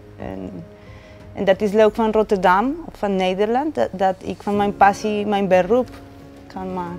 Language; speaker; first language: Dutch; non-native, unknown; Spanish